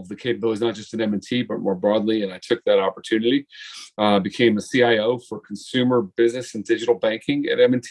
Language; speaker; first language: English; native; English